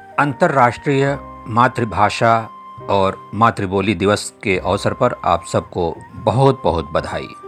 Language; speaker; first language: Hindi; non-native, local second language; Bhojpuri